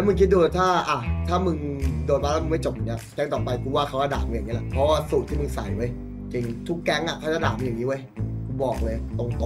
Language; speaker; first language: Thai; native; Thai